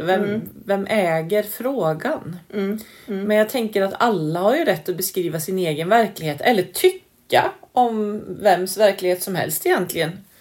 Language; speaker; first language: Swedish; native; Swedish